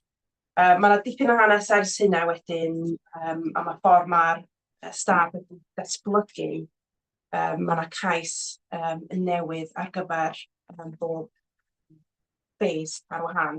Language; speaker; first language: Welsh; native; Welsh